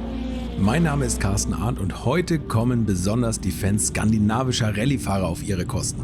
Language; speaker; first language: German; native; German